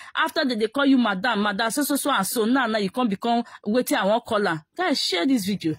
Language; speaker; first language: Nigerian Pidgin; non-native, local second language; Igbo